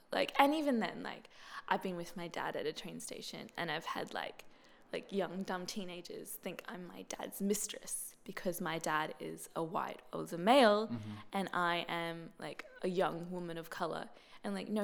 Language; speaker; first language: English; native; English